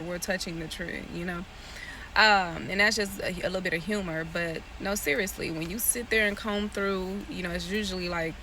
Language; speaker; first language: English; native; English